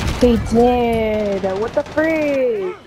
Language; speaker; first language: English; native; English